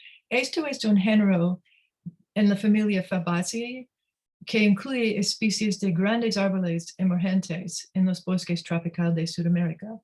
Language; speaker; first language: Spanish; non-native, learner; English